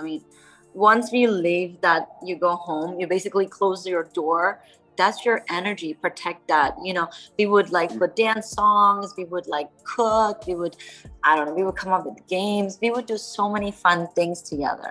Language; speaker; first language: English; early bilingual, other home language; Persian